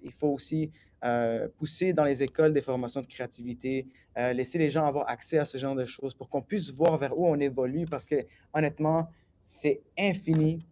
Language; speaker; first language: French; native; French